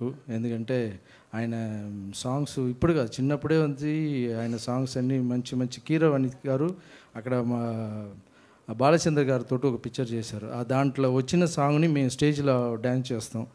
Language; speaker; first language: Telugu; non-native, fluent; Tamil